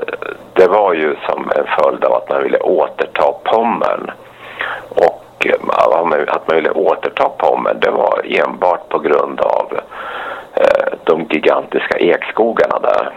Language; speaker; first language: Swedish; native; Swedish